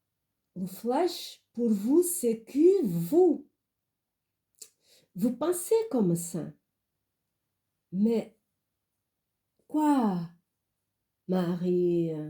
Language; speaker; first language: French; non-native, fluent; Portuguese